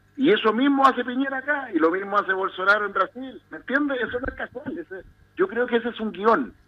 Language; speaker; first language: Spanish; native; Spanish